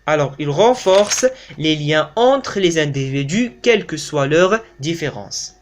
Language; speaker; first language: French; non-native, local second language; Arabic